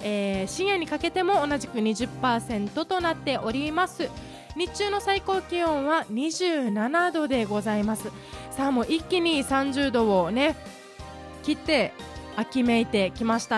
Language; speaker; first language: Japanese; native; Japanese